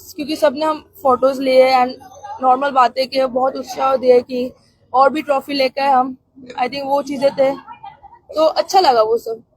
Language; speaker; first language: Hindi; non-native, local second language; Bangla